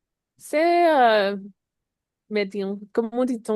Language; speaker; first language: French; non-native, learner; Spanish